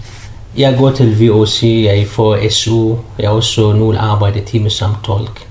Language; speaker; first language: Danish; non-native, learner; Kurdish